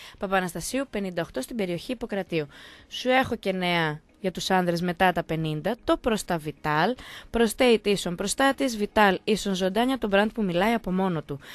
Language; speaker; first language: Greek; native; Greek